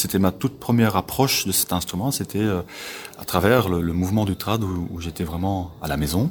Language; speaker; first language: French; non-native, local second language; Dutch